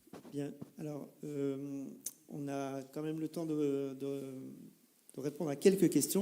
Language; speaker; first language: French; native; French